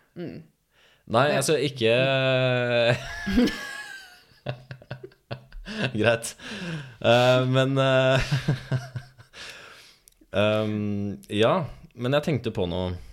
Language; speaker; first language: Norwegian; native; Norwegian